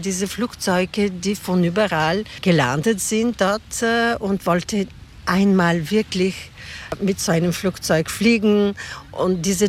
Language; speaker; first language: German; non-native, fluent; Bulgarian